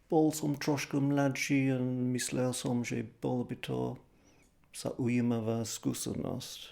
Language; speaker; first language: Slovak; non-native, fluent; English